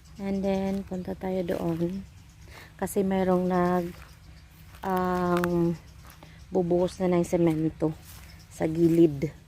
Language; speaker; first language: Filipino; non-native, local second language; Cebuano